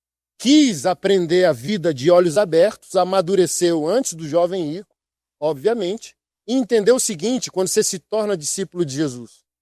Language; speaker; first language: Portuguese; native; Portuguese